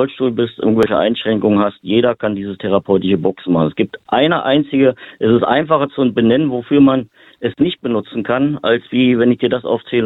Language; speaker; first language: German; native; German